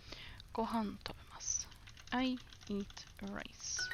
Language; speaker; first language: Japanese; non-native, learner; English